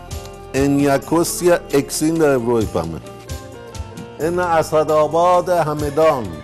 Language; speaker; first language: Greek; non-native, learner; Persian